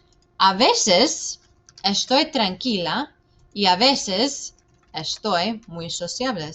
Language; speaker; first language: Spanish; non-native, fluent; English